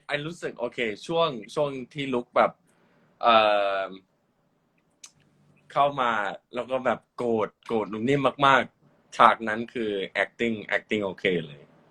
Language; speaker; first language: Thai; non-native, learner; English